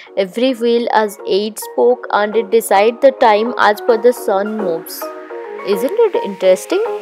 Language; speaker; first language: English; non-native, local second language; Odia